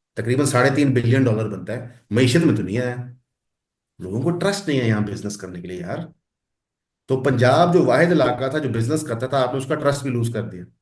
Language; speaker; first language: Urdu; non-native, local second language; Punjabi